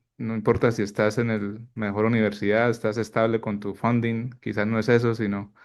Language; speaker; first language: Spanish; native; Spanish